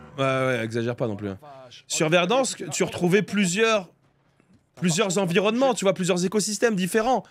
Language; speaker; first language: French; native; French